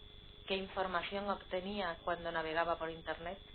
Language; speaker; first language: Spanish; native; Spanish